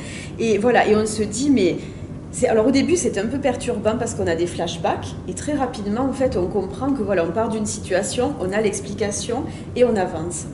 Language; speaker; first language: French; native; French